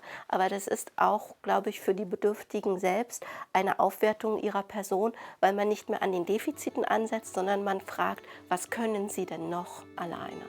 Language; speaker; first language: German; native; German